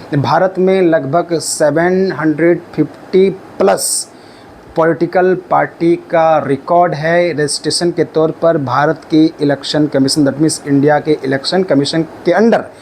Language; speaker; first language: Hindi; native; Hindi